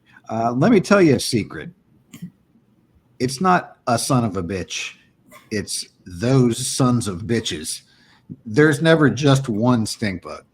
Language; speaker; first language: English; native; English